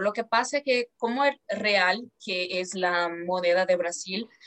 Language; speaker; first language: Spanish; non-native, fluent; Portuguese